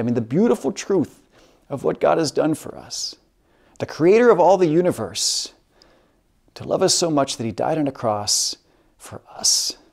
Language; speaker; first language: English; native; English